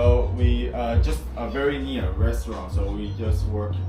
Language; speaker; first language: English; non-native, learner; Chinese